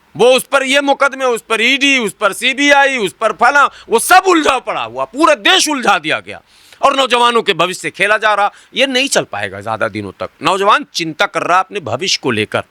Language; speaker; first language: Hindi; native; Hindi